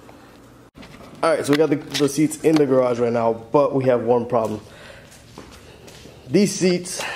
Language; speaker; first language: English; native; English